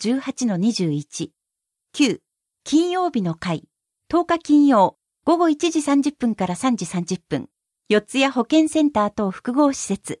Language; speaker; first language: Japanese; native; Japanese